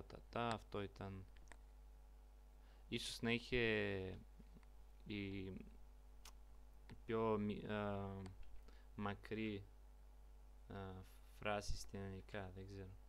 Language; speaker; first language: Greek; non-native, learner; Bulgarian